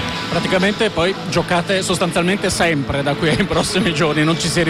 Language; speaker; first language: Italian; native; Italian